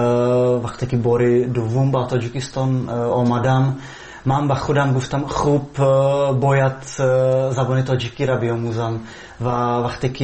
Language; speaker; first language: Persian; non-native, fluent; Czech